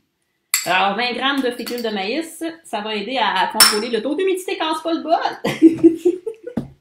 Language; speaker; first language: French; native; French